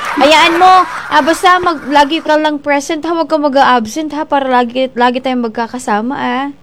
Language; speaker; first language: Filipino; non-native, local second language; Cebuano